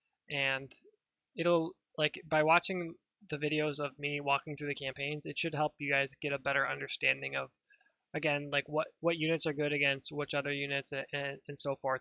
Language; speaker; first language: English; native; English